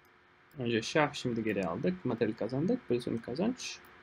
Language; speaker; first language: Turkish; non-native, fluent; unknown